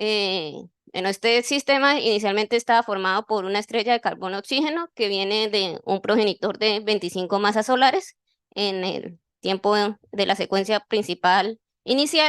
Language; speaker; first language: Spanish; native; Spanish